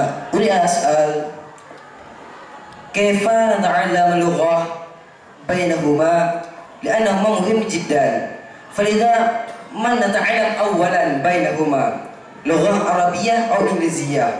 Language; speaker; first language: Arabic; non-native, learner; Indonesian